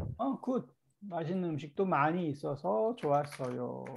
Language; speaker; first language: Korean; native; Korean